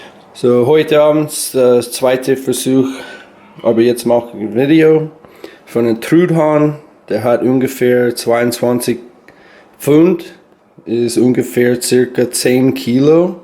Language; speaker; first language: German; non-native, learner; English